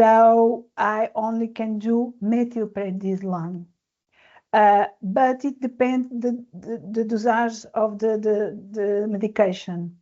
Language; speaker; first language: English; non-native, learner; Portuguese